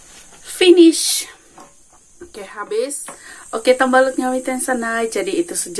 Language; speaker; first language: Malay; non-native, local second language; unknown